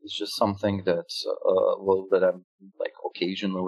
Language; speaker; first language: English; non-native, fluent; Russian